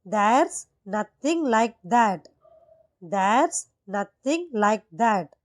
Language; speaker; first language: English; non-native, local second language; Hindi